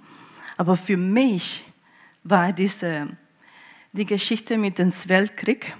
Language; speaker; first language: German; early bilingual, heritage; German